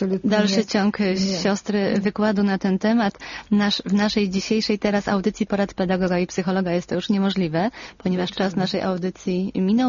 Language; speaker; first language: Polish; native; Polish